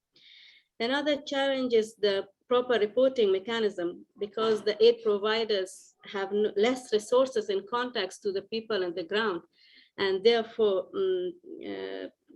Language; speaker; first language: English; non-native, fluent; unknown